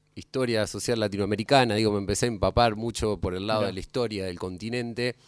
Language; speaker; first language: Spanish; native; Spanish